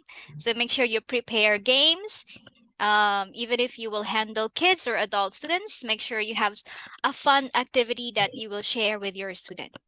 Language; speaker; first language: English; non-native, fluent; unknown